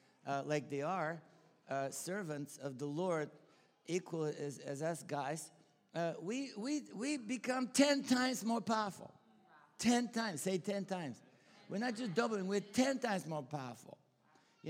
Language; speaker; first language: English; non-native, fluent; Bulgarian